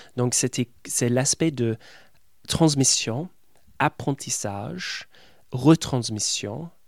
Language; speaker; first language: French; non-native, fluent; English